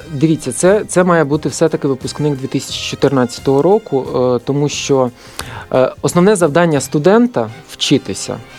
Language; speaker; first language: Ukrainian; native; Ukrainian